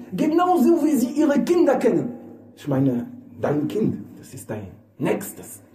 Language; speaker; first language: German; non-native, fluent; Arabic